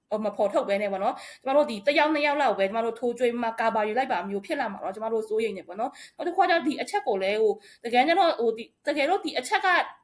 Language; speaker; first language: Burmese; non-native, local second language; Shan